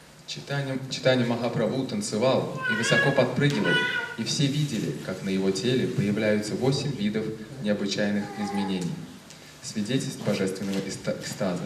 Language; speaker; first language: Russian; native; Russian